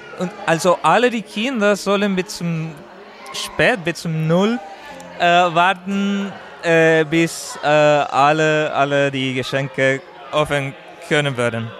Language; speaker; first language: German; non-native, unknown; Spanish